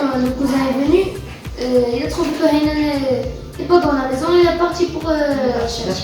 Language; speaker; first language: French; non-native, learner; Arabic